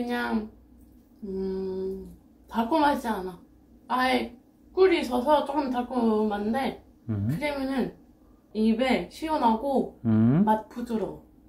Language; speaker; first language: Korean; non-native, fluent; French